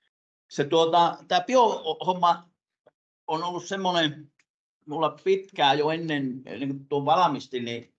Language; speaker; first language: Finnish; native; Finnish